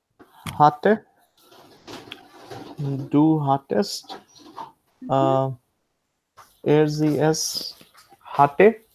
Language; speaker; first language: German; non-native, learner; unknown